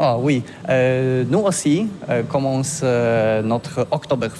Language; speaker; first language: French; non-native, learner; Polish